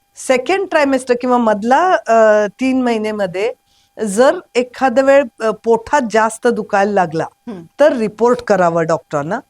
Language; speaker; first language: Marathi; non-native, local second language; Kannada